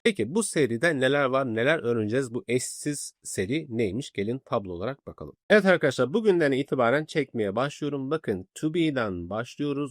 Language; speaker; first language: Turkish; native; Turkish